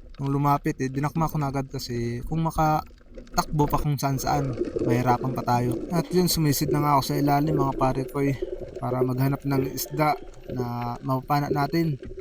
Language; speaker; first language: Filipino; non-native, local second language; Bikol